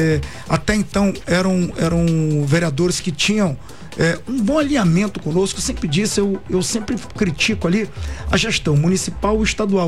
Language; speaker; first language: Portuguese; native; Portuguese